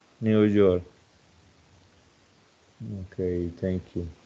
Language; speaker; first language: English; non-native, fluent; Spanish